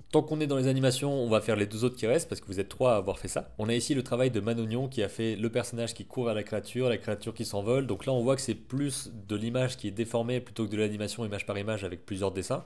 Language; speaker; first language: French; native; French